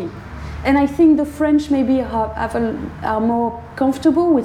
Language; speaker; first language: English; non-native, fluent; French